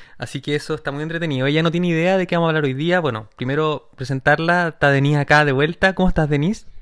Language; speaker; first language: Spanish; native; Spanish